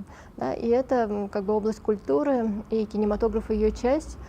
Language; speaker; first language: Russian; non-native, local second language; Tajik